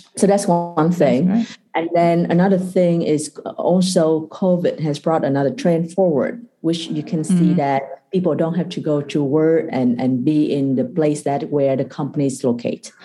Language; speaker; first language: English; non-native, fluent; Vietnamese